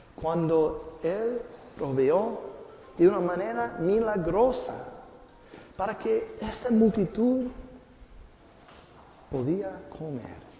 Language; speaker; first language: Spanish; non-native, fluent; English